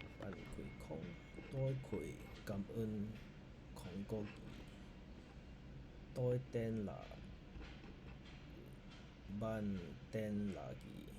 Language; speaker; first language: Vietnamese; non-native, learner; English